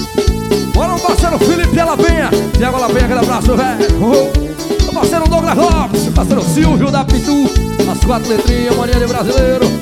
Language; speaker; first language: Portuguese; native; Portuguese